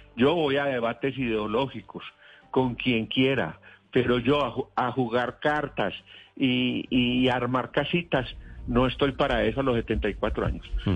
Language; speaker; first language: Spanish; native; Spanish